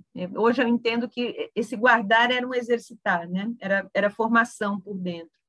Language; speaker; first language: Portuguese; native; Portuguese